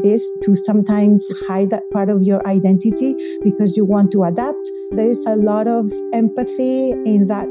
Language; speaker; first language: English; non-native, fluent; Spanish